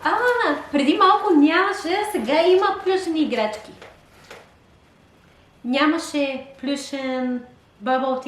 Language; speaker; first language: Bulgarian; non-native, learner; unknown